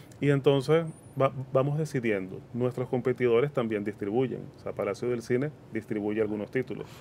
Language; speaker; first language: Spanish; native; Spanish